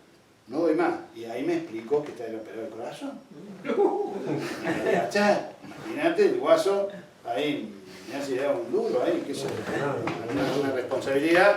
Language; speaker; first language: Spanish; native; Spanish